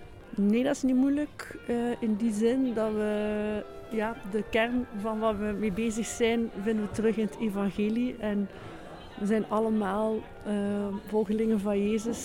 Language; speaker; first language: Dutch; native; Dutch